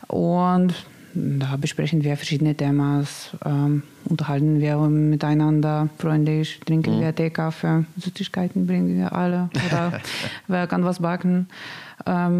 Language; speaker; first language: German; non-native, learner; Russian